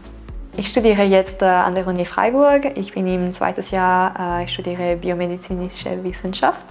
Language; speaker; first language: German; non-native, local second language; French